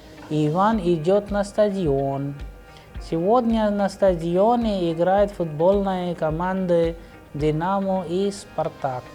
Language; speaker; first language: Russian; non-native, fluent; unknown